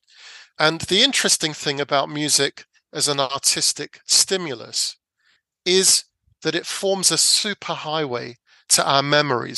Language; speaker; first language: English; native; English